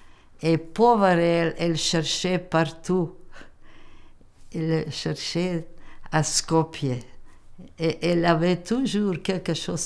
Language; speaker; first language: French; non-native, local second language; Macedonian